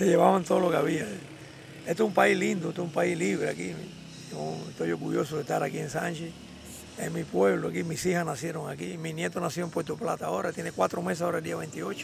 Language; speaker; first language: Spanish; native; Spanish